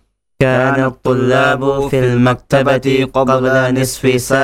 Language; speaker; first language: Arabic; non-native, learner; Indonesian